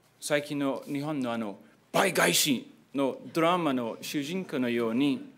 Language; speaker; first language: Japanese; non-native, fluent; English